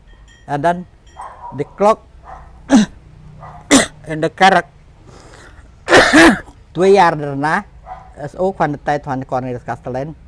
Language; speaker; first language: Dutch; non-native, fluent; Indonesian